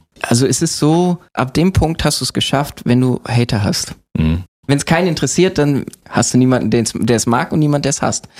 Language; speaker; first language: German; native; German